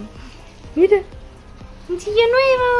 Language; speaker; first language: Spanish; native; Spanish